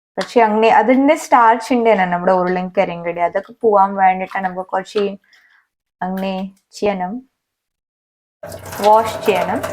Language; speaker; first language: Malayalam; native; Malayalam